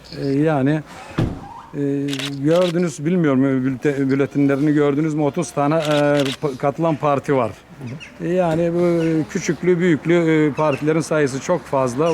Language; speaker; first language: Turkish; early bilingual, heritage; Turkish